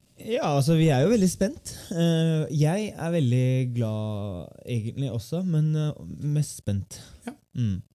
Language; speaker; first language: Norwegian; early bilingual, other home language; Turkish